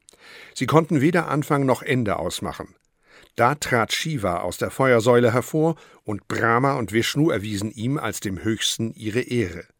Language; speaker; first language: German; native; German